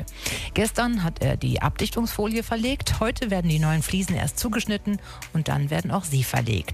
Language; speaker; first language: German; native; German